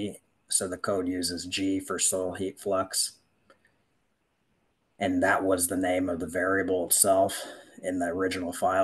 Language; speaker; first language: English; native; English